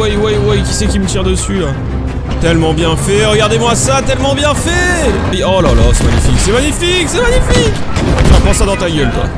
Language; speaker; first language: French; native; French